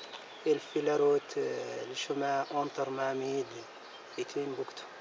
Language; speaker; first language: French; non-native, learner; Arabic